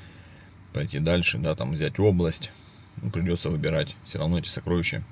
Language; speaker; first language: Russian; native; Russian